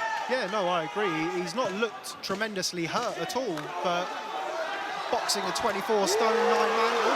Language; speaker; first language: English; native; English